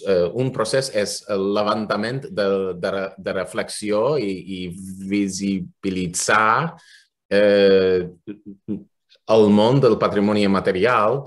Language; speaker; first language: Catalan; non-native, fluent; English